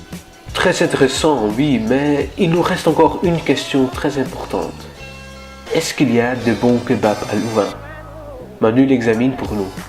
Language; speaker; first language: French; non-native, learner; Dutch